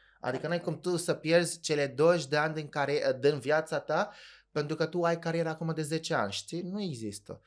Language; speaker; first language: Romanian; non-native, fluent; Arabic